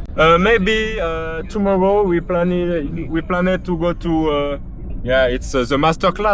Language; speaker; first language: English; non-native, learner; French